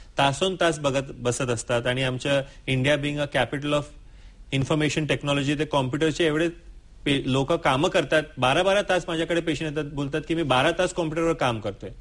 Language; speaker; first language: Marathi; non-native, local second language; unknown